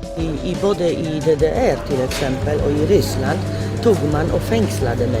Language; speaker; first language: Swedish; non-native, fluent; Polish